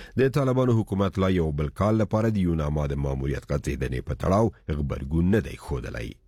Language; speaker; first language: Pashto; native; Pashto